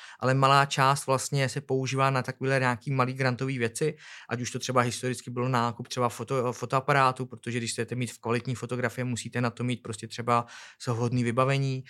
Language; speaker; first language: Czech; native; Czech